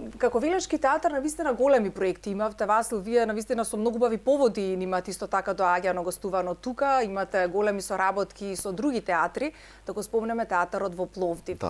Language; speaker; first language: Macedonian; native; Macedonian